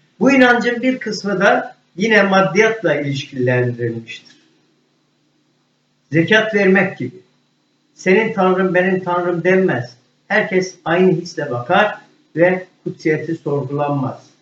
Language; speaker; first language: Turkish; native; Turkish